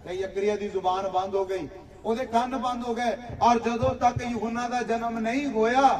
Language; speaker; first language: Hindi; non-native, local second language; Punjabi